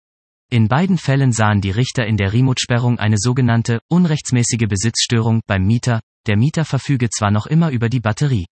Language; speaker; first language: German; native; German